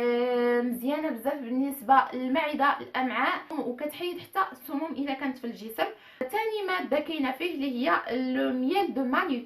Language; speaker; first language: Arabic; native; Arabic